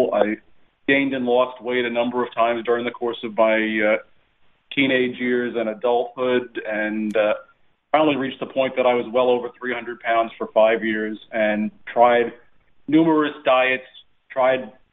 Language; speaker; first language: English; native; English